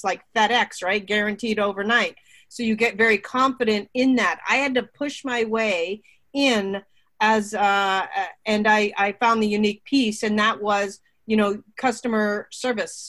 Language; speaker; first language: English; native; English